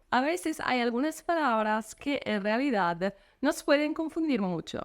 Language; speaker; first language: Spanish; non-native, fluent; Italian